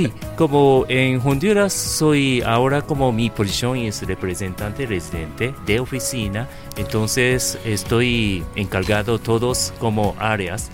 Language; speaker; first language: Spanish; non-native, learner; Japanese